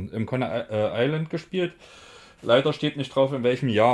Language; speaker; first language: German; native; German